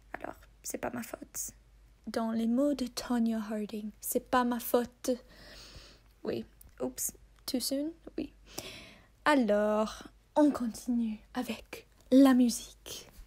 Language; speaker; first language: French; non-native, learner; English